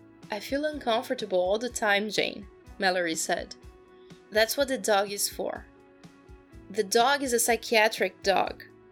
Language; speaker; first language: English; non-native, fluent; Portuguese